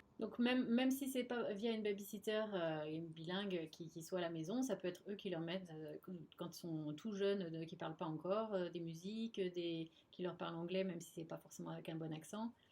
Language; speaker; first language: French; native; French